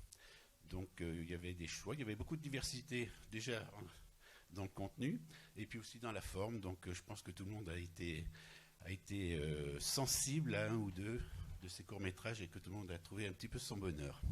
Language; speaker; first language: French; native; French